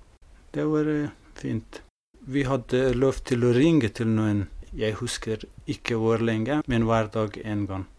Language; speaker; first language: Norwegian; non-native, fluent; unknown